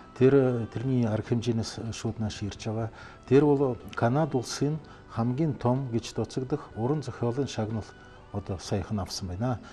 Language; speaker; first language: Mongolian; non-native, fluent; Russian